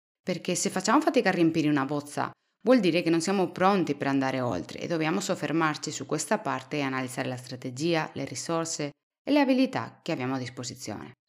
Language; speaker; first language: Italian; non-native, fluent; Spanish